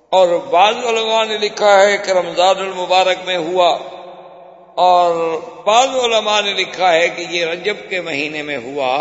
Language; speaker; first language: Urdu; native; Urdu